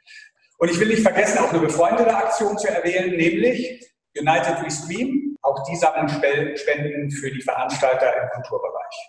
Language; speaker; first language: German; native; German